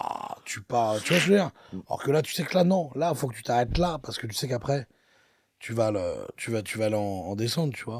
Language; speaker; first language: French; native; French